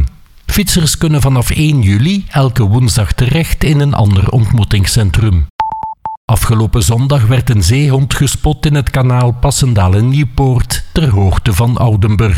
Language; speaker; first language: Dutch; native; Dutch